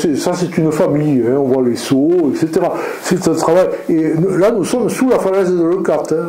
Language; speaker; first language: French; native; French